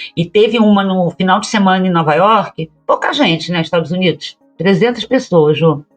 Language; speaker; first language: Portuguese; native; Portuguese